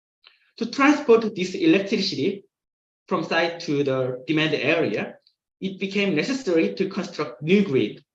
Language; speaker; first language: English; non-native, fluent; Korean